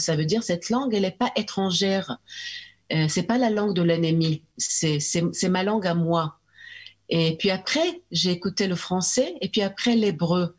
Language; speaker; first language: French; early bilingual, heritage; French